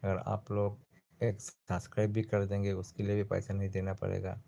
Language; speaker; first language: Hindi; non-native, local second language; Bangla